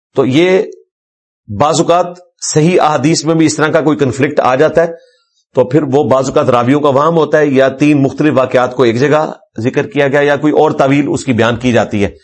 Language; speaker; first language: Urdu; non-native, local second language; Punjabi